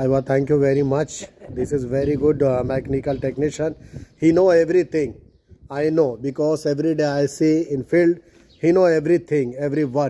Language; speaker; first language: English; non-native, learner; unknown